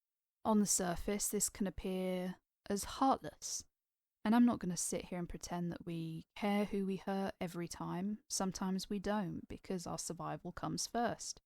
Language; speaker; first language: English; native; English